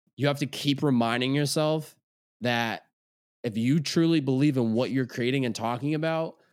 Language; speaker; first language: English; native; English